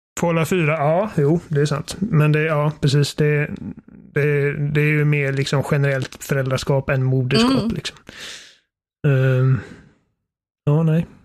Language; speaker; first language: Swedish; native; Swedish